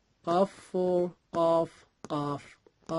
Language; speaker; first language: Dutch; non-native, learner; Somali